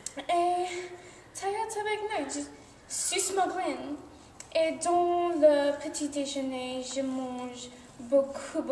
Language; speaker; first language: French; non-native, learner; English